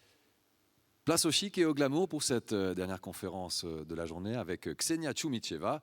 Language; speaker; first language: French; native; French